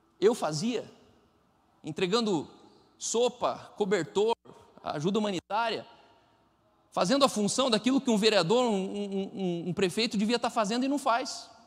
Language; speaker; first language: Portuguese; non-native, fluent; German